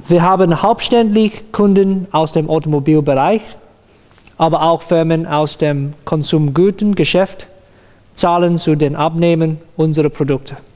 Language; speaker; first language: German; non-native, learner; Cantonese